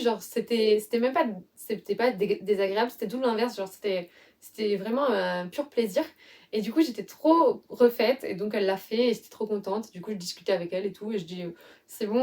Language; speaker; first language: French; native; French